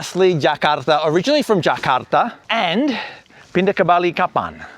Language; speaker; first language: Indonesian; non-native, learner; English